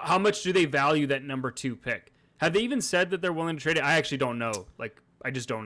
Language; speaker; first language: English; native; English